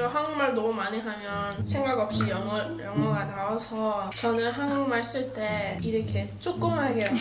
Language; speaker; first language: Korean; early bilingual, heritage; English